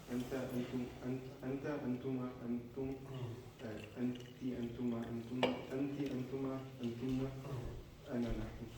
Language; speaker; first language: Arabic; non-native, learner; Urdu